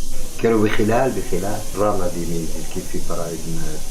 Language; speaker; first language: Spanish; non-native, learner; Arabic